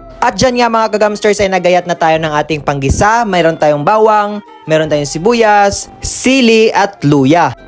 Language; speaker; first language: Filipino; non-native, local second language; Hiligaynon